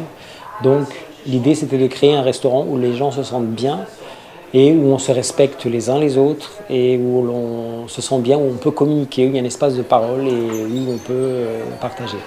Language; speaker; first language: French; native; French